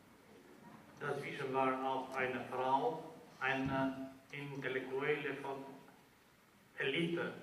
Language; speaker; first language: German; non-native, fluent; Albanian